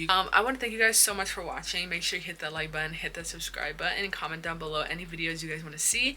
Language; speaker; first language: English; native; English